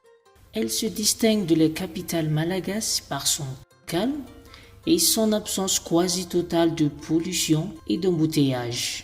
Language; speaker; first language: French; non-native, local second language; Malagasy